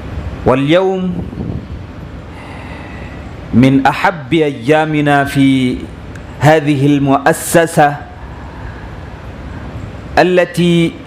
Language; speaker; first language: Arabic; non-native, fluent; Urdu